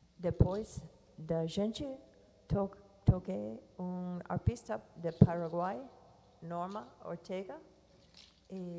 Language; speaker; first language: Portuguese; non-native, learner; English